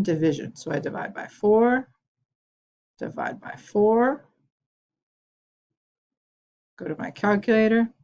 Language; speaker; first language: English; native; English